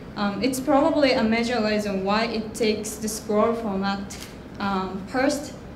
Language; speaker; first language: English; non-native, fluent; Japanese